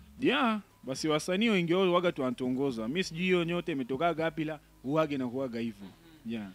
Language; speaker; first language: Swahili; native; Swahili